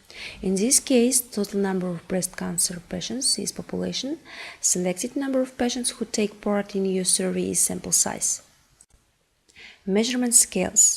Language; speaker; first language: English; non-native, fluent; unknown